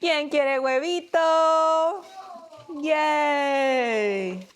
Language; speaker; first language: Spanish; early bilingual, other home language; English